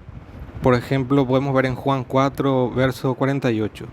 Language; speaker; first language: Spanish; native; Spanish